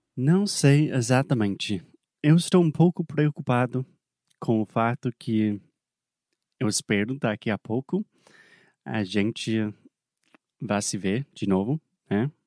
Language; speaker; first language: Portuguese; non-native, fluent; English